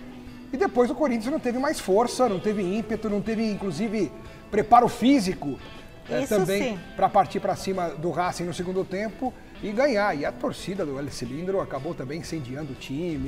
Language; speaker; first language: Portuguese; native; Portuguese